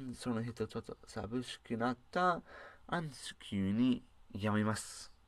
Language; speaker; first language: Japanese; non-native, learner; English